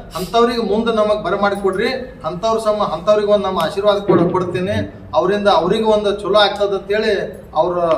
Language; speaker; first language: Kannada; non-native, local second language; Lambadi